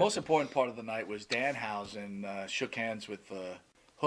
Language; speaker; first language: English; native; English